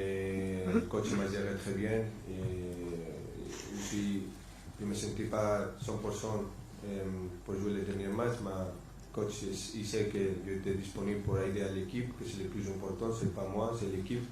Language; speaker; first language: French; non-native, fluent; Spanish